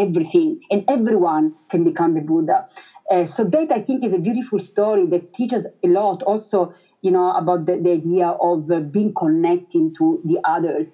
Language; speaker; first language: English; non-native, fluent; Italian